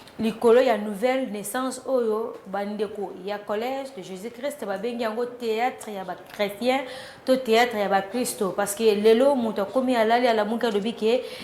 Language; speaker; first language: Lingala; native; Lingala